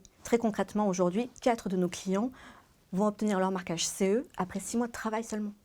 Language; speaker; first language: French; native; French